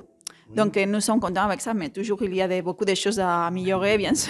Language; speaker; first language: French; non-native, fluent; Spanish